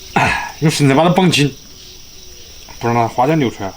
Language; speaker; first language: Chinese; native; Chinese